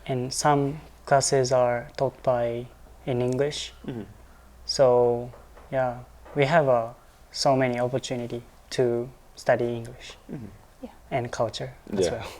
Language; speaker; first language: English; non-native, learner; Japanese